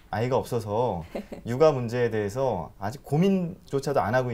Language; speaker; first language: Korean; native; Korean